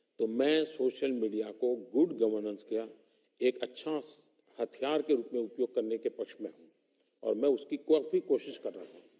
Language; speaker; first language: Hindi; non-native, local second language; Gujarati